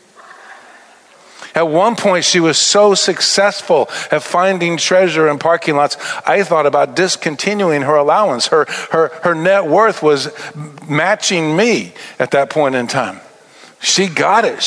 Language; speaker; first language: English; native; English